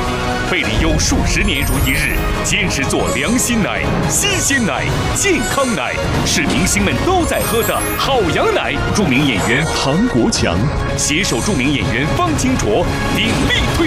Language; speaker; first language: Chinese; native; Chinese